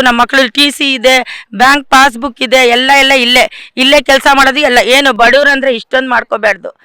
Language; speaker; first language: Kannada; non-native, local second language; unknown